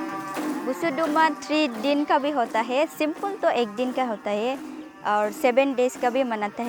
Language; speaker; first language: Hindi; non-native, local second language; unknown